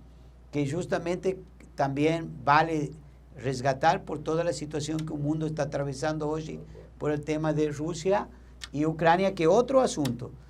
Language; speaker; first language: Portuguese; non-native, learner; Spanish